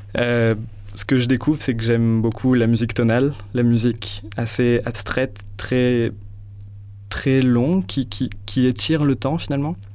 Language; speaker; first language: French; native; French